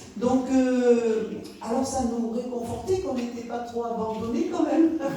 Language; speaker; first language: French; native; French